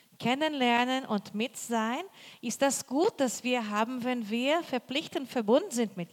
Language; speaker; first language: German; non-native, learner; Portuguese